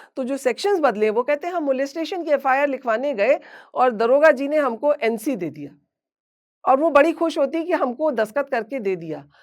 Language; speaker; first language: Hindi; native; Hindi